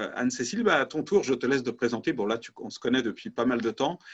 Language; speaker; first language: French; native; French